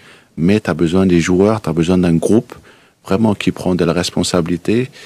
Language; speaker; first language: French; non-native, fluent; Danish